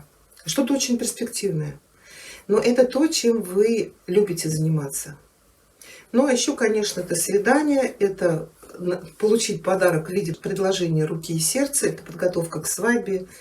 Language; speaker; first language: Russian; native; Russian